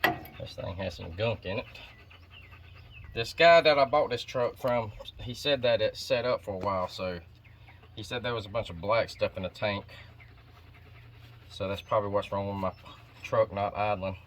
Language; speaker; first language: English; native; English